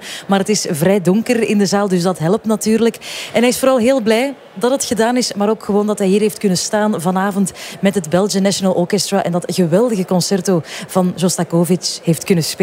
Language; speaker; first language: Dutch; native; Dutch